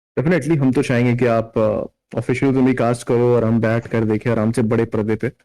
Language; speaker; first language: Hindi; native; Hindi